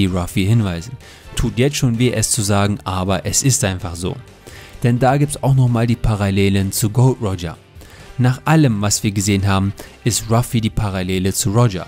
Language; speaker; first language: German; native; German